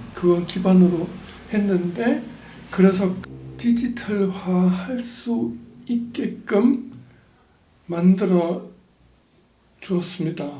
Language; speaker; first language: Korean; non-native, fluent; German